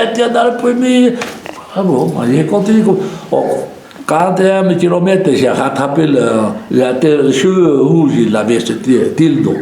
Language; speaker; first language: French; non-native, local second language; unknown